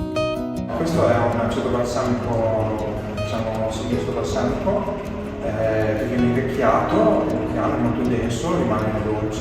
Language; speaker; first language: Italian; native; Italian